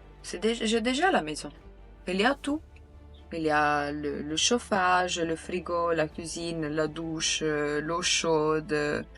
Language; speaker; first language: French; non-native, fluent; Italian